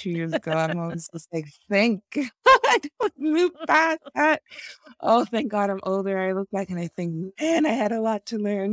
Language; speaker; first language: English; non-native, local second language; Yoruba